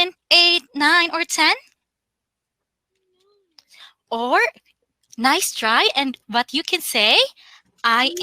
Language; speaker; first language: English; non-native, local second language; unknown